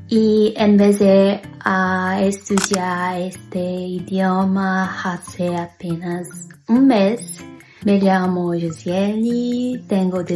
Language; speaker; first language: Spanish; non-native, learner; Portuguese